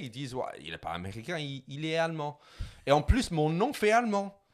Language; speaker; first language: French; non-native, fluent; English